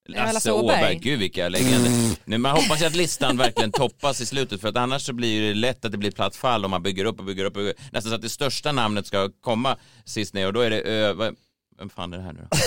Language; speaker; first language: Swedish; native; Swedish